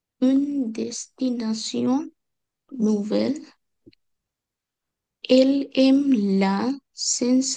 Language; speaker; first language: French; non-native, learner; Bangla